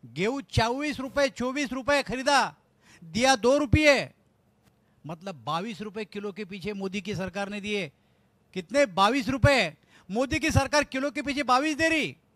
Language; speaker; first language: Hindi; non-native, local second language; Marathi